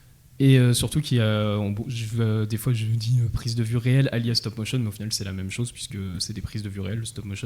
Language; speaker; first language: French; native; French